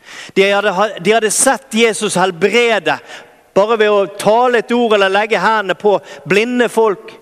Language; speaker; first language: Norwegian; native; Norwegian